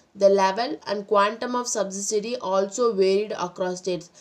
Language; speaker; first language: English; non-native, local second language; Tamil